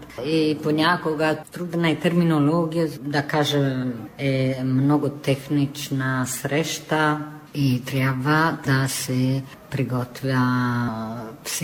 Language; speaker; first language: Bulgarian; non-native, fluent; Italian